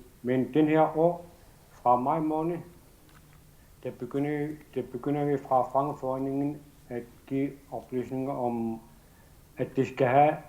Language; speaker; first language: Danish; non-native, local second language; Kalaallisut